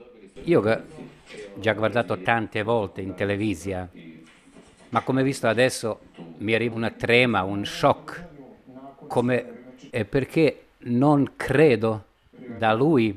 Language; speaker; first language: Italian; non-native, learner; Bosnian